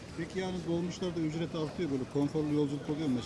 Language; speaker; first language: Turkish; native; Turkish